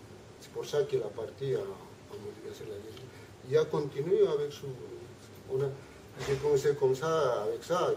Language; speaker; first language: French; non-native, learner; Spanish